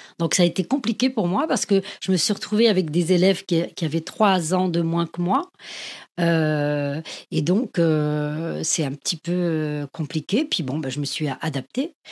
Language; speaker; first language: French; early bilingual, other home language; Portuguese